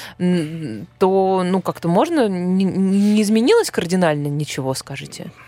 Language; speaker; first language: Russian; native; Russian